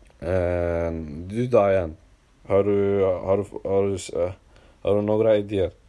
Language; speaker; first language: Swedish; non-native, local second language; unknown